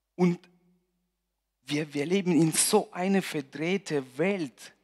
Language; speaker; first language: German; non-native, fluent; Russian